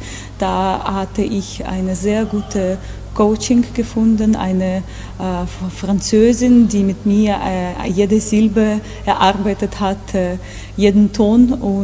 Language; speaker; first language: German; non-native, fluent; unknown